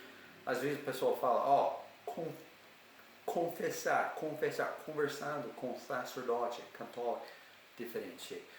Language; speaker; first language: Portuguese; non-native, learner; English